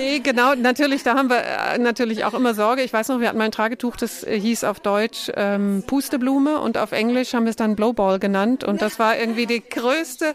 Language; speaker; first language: German; native; German